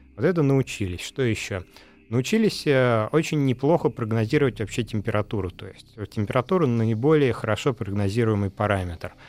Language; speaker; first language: Russian; native; Russian